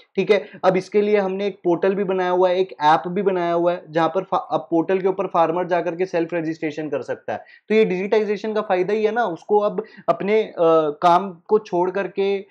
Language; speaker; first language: Hindi; native; Hindi